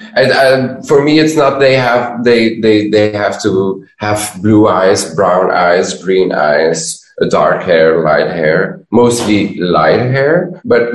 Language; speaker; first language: English; non-native, fluent; Dutch